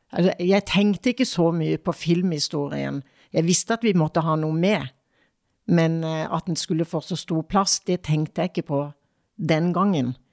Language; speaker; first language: Norwegian; native; Norwegian